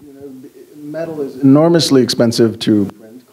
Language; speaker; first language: English; native; English